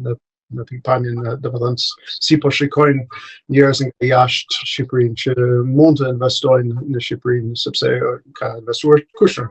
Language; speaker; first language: Albanian; non-native, fluent; English